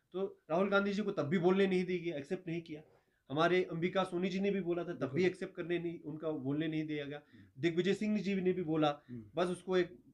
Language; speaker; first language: Hindi; non-native, local second language; Ladakhi